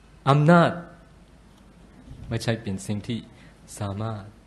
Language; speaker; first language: Thai; non-native, learner; Burmese